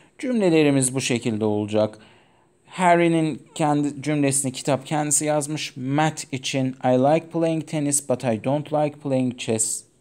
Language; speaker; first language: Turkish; non-native, fluent; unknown